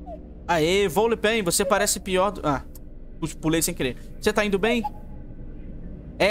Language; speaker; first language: Portuguese; native; Portuguese